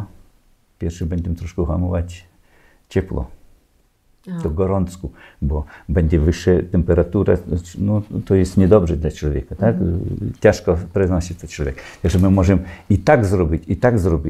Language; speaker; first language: Polish; non-native, learner; Ukrainian